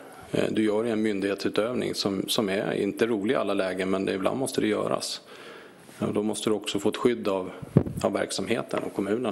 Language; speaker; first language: Swedish; native; Swedish